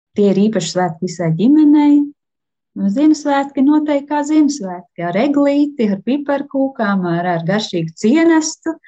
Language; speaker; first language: Latvian; native; Latvian